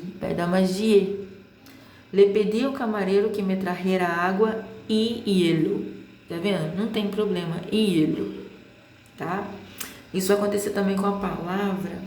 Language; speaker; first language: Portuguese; native; Portuguese